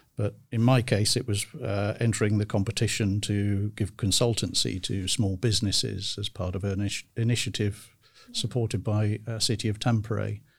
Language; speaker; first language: English; native; English